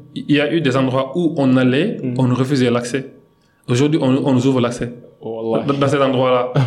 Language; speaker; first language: French; non-native, local second language; Wolof